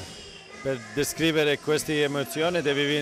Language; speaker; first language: Italian; non-native, fluent; Swedish